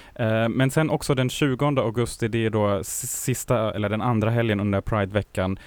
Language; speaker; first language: Swedish; non-native, fluent; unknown